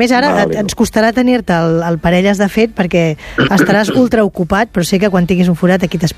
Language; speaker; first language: Catalan; native; Catalan